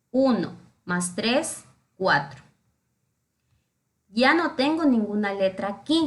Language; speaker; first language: Spanish; native; Spanish